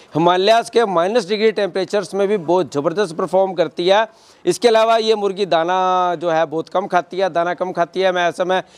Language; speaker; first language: Hindi; native; Hindi